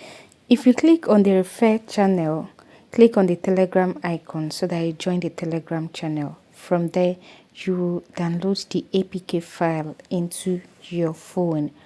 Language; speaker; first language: English; non-native, local second language; Igbo